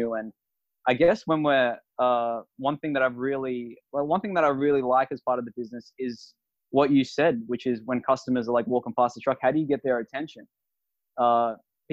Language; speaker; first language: English; native; English